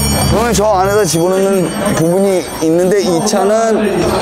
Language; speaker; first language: Korean; early bilingual, heritage; Korean